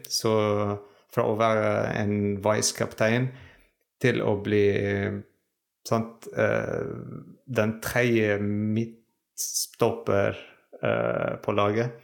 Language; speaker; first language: Norwegian; non-native, fluent; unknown